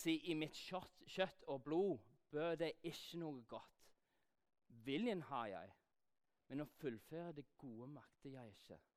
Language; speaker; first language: Norwegian; non-native, fluent; English